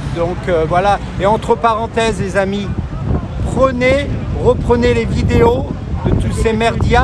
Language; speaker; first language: French; native; French